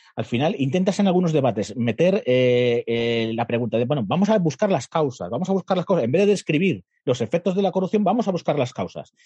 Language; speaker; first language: Spanish; native; Spanish